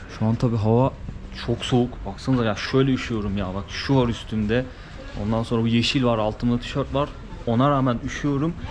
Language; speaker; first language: Turkish; native; Turkish